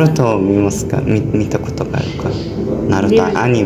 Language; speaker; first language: Japanese; non-native, learner; Mongolian